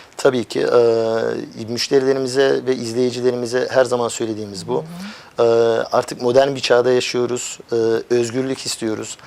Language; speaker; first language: Turkish; early bilingual, heritage; Turkish